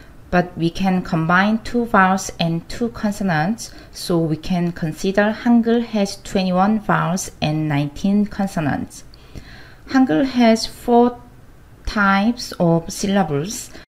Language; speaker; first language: English; non-native, fluent; Korean